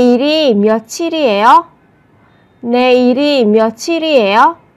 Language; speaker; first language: Korean; non-native, fluent; Vietnamese